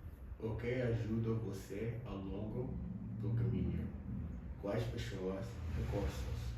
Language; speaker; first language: Portuguese; non-native, learner; English